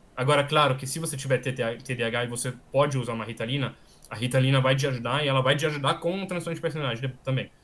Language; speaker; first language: Portuguese; non-native, fluent; German